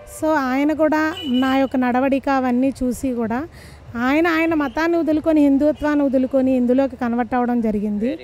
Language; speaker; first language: Telugu; non-native, local second language; Tamil